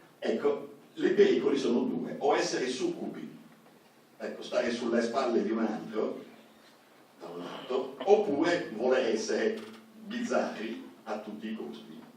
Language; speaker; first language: Italian; non-native, local second language; Sardinian